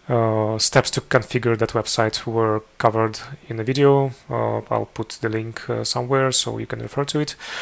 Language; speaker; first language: English; non-native, fluent; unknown